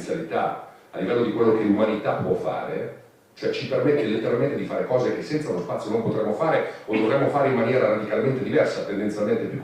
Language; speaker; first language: Italian; native; Italian